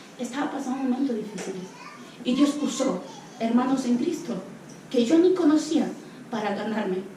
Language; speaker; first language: Spanish; non-native, local second language; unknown